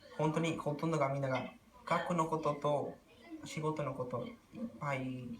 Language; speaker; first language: Japanese; non-native, learner; Spanish